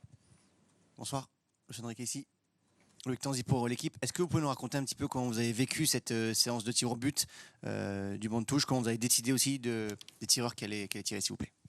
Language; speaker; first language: French; native; French